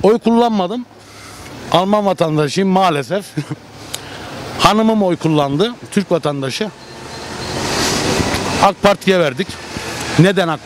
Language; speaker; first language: Turkish; early bilingual, heritage; Turkish